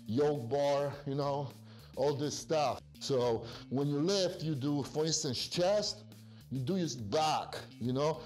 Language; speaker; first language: English; non-native, fluent; Polish